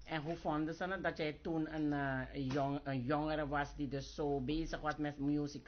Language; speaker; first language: Dutch; native; Dutch